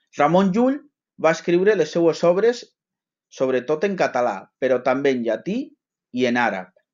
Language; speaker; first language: Catalan; non-native, local second language; Spanish